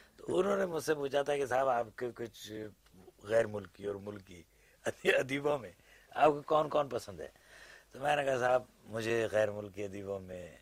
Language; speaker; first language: Urdu; native; Urdu